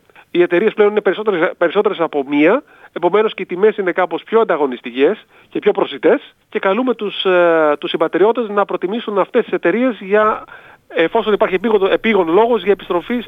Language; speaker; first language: Greek; native; Greek